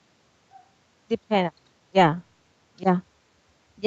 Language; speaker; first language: English; non-native, learner; Vietnamese